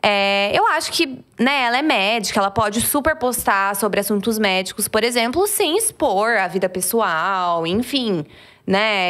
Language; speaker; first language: Portuguese; native; Portuguese